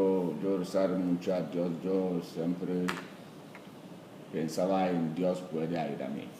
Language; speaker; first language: Spanish; non-native, learner; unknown